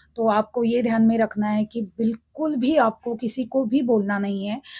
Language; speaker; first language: Hindi; non-native, local second language; Marathi